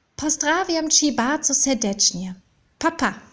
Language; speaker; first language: Polish; non-native, learner; German